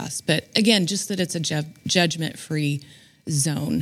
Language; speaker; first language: English; native; English